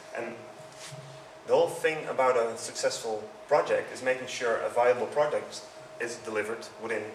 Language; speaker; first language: English; non-native, fluent; Dutch